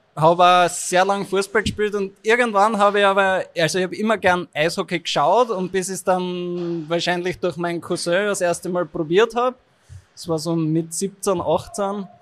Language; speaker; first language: German; native; German